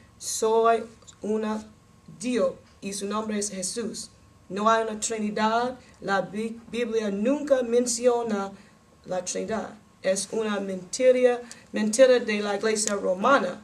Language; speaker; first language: Spanish; non-native, learner; English